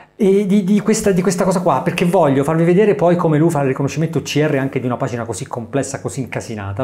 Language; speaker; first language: Italian; native; Italian